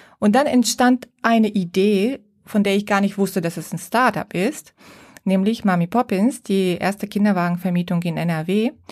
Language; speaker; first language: German; non-native, fluent; Bulgarian